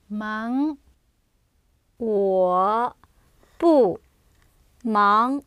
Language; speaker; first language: Chinese; non-native, learner; English